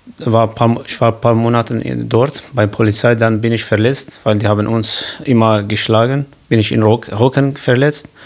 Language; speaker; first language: German; non-native, learner; Kurdish